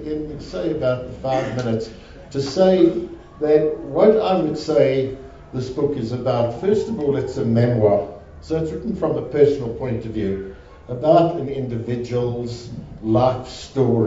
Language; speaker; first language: English; native; English